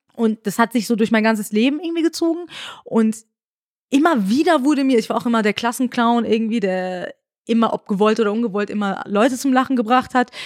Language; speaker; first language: German; early bilingual, other home language; Persian